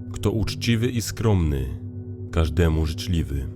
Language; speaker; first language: Polish; native; Polish